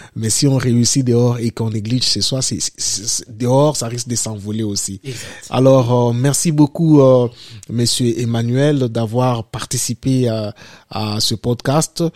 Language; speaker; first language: French; non-native, local second language; Lingala